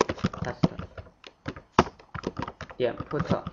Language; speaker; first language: Chinese; native; Chinese